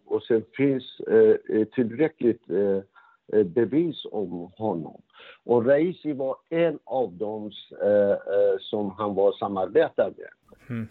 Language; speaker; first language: Swedish; non-native, fluent; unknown